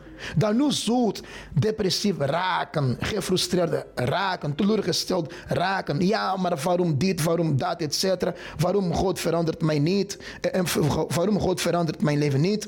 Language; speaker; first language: Dutch; non-native, fluent; Portuguese